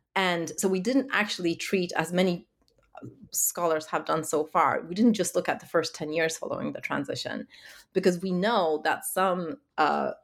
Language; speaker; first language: English; early bilingual, other home language; Polish